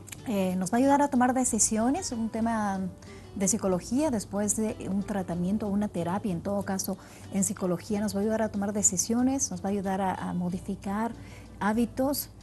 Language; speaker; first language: Spanish; native; Spanish